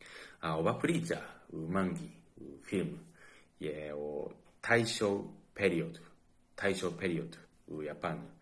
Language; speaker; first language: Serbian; non-native, fluent; Japanese